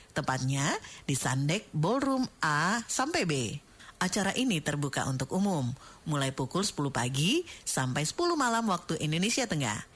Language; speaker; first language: Indonesian; native; Indonesian